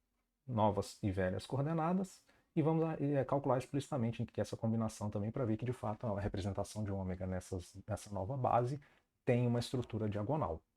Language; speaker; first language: Portuguese; native; Portuguese